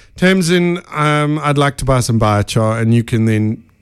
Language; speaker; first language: English; native; English